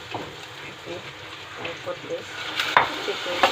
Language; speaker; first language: English; non-native, learner; Filipino